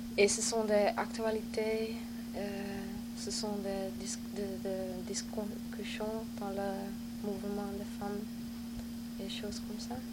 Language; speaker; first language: French; non-native, learner; Dutch